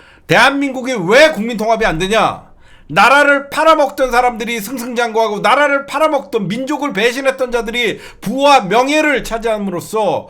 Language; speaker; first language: Korean; native; Korean